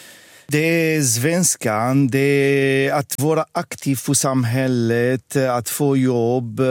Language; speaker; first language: Swedish; non-native, fluent; Arabic